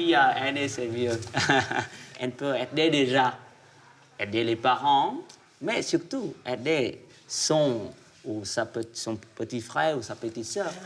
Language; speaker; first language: French; non-native, fluent; Vietnamese